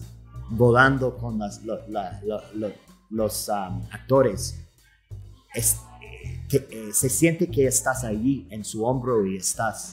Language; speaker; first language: Spanish; non-native, fluent; English